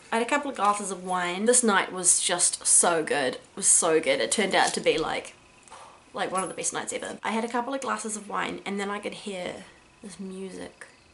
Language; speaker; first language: English; native; English